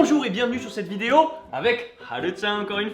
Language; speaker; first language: French; native; French